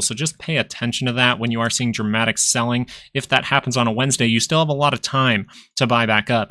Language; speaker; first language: English; native; English